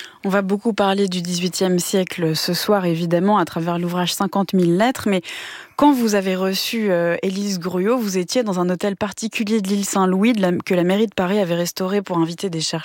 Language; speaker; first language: French; native; French